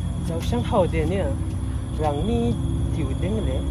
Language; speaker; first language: Chinese; non-native, learner; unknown